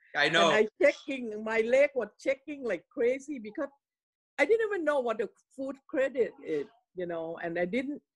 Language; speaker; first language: English; non-native, learner; Thai